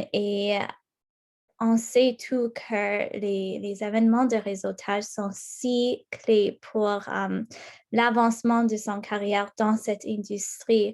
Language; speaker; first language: French; non-native, local second language; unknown